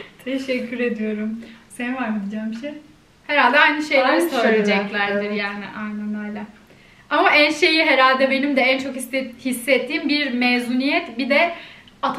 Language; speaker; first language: Turkish; native; Turkish